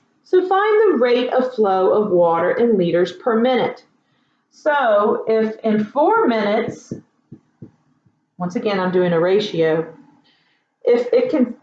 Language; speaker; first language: English; native; English